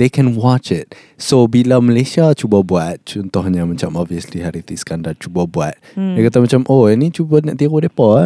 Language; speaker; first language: English; non-native, local second language; Malay